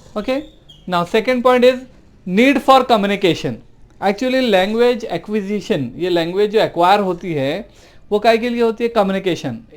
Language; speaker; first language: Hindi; non-native, local second language; Urdu